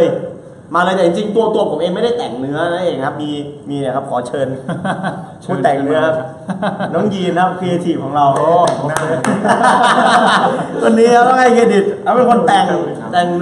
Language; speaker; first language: Thai; native; Thai